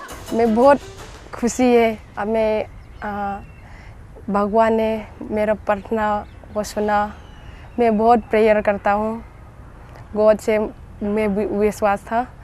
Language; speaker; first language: Hindi; non-native, local second language; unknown